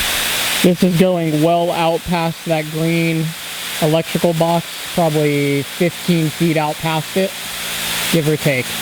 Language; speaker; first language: English; native; English